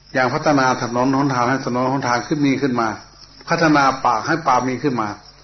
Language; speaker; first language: Thai; native; Thai